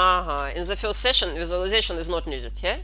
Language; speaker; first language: English; non-native, fluent; Russian